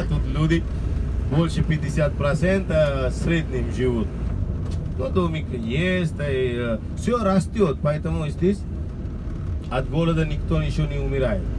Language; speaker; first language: Russian; non-native, learner; Sinhala